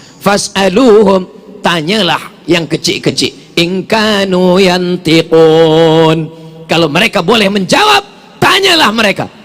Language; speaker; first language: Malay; native; Malay